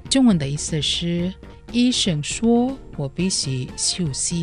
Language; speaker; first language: Chinese; non-native, learner; Indonesian